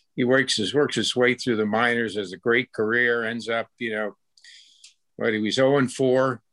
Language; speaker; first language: English; native; English